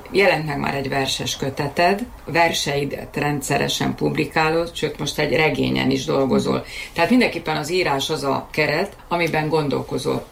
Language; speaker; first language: Hungarian; native; Hungarian